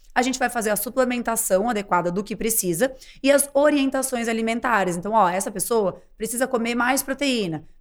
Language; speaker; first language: Portuguese; native; Portuguese